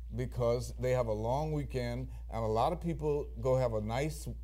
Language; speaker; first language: English; native; English